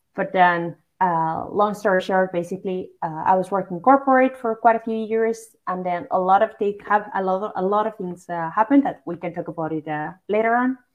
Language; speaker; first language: English; non-native, fluent; Basque